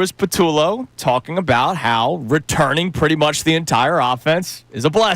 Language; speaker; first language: English; native; English